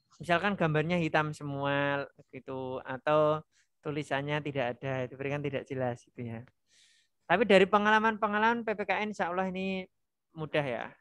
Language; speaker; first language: Indonesian; non-native, local second language; Javanese